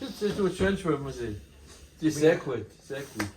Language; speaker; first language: German; native; German